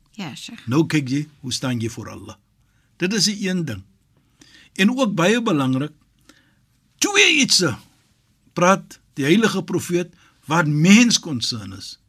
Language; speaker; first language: Afrikaans; native; Afrikaans